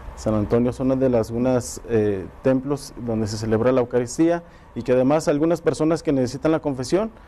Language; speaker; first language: Spanish; native; Spanish